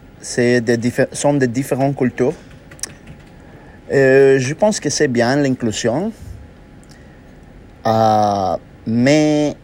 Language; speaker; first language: French; non-native, learner; Spanish